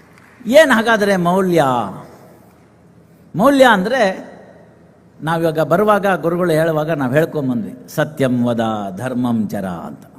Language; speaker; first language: Kannada; native; Kannada